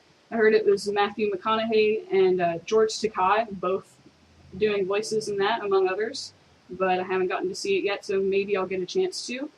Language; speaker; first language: English; native; English